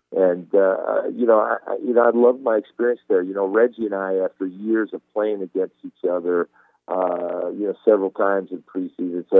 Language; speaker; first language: English; non-native, fluent; Turkish